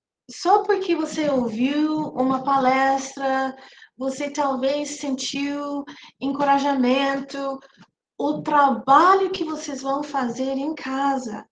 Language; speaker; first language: Portuguese; non-native, fluent; English